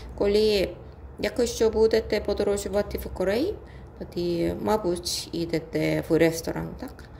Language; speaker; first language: Ukrainian; non-native, learner; Korean